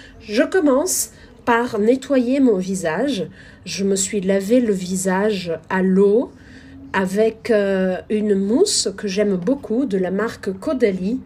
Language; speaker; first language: French; non-native, fluent; Portuguese